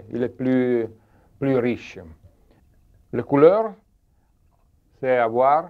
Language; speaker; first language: French; non-native, learner; Italian